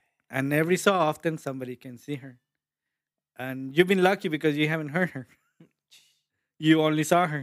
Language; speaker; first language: English; early bilingual, other home language; Spanish